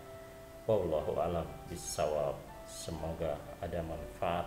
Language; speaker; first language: Indonesian; native; Indonesian